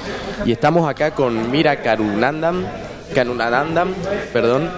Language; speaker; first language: Spanish; native; Spanish